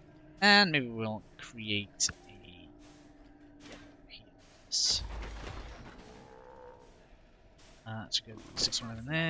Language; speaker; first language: English; native; English